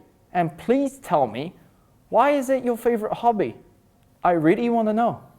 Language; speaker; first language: English; non-native, fluent; Russian